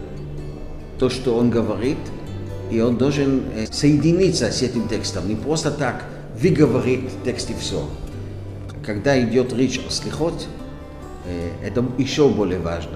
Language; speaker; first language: Russian; non-native, fluent; Hebrew